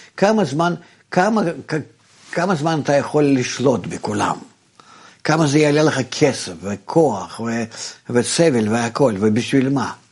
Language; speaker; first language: Hebrew; non-native, fluent; Russian